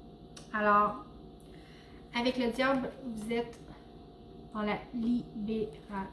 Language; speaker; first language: French; native; French